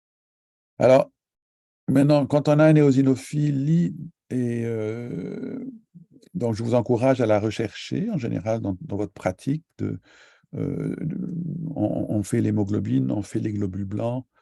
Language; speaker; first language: French; native; French